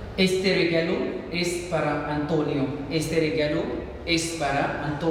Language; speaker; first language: Spanish; non-native, learner; English